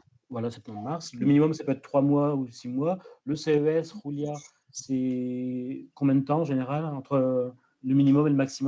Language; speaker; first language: French; native; French